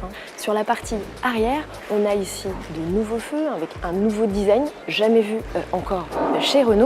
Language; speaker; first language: French; native; French